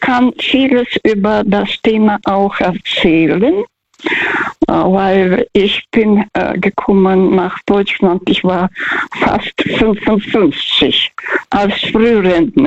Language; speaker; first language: German; non-native, learner; Russian